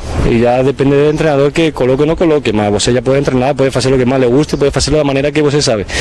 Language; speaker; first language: Portuguese; non-native, fluent; Spanish